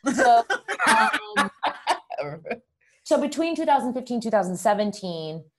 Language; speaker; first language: English; early bilingual, other home language; Spanish